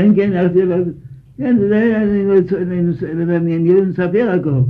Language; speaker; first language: Hebrew; non-native, fluent; Yiddish